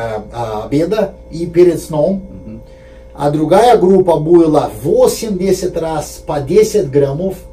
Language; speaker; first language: Russian; non-native, fluent; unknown